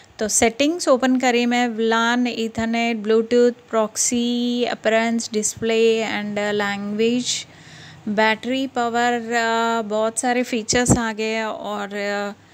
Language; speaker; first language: Hindi; non-native, local second language; Telugu